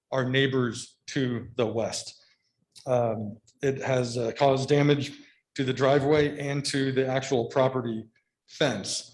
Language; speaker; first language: English; native; English